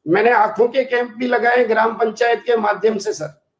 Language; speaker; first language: Hindi; native; Hindi